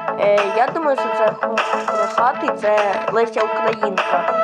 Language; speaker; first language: Ukrainian; non-native, local second language; Russian